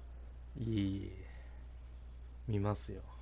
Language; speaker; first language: Japanese; native; Japanese